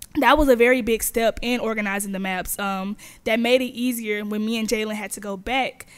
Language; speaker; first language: English; native; English